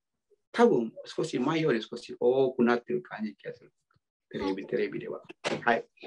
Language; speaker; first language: Japanese; non-native, fluent; Indonesian